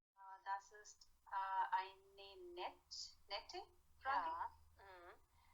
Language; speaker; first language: German; non-native, learner; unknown